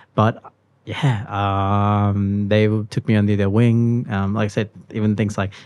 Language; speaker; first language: English; native; English